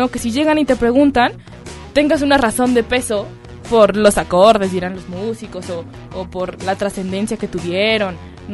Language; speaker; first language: Spanish; native; Spanish